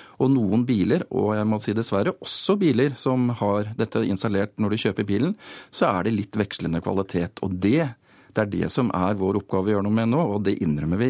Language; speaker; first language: Norwegian; native; Norwegian